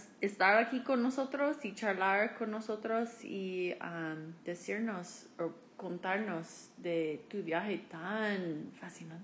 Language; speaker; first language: Spanish; non-native, fluent; English